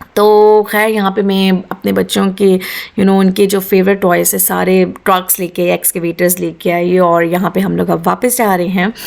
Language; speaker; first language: Urdu; native; Urdu